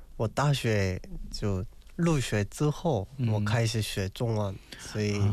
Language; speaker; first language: Chinese; non-native, fluent; Korean